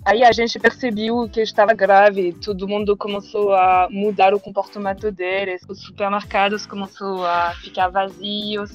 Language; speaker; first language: Portuguese; non-native, learner; French